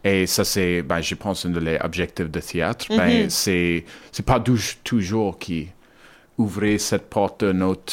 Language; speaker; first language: French; non-native, learner; English